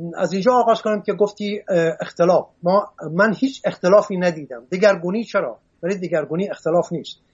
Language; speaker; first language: Persian; non-native, local second language; Assyrian Neo-Aramaic